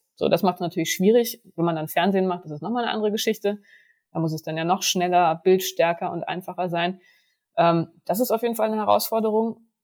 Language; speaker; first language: German; native; German